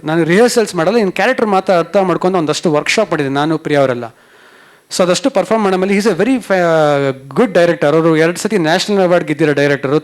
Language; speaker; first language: Kannada; native; Kannada